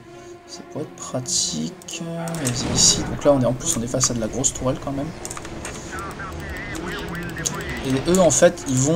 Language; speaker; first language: French; native; French